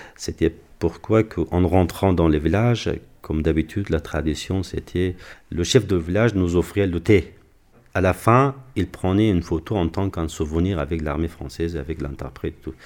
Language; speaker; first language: French; non-native, fluent; Persian